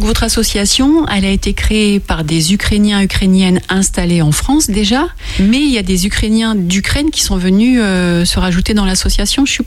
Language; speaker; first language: French; native; French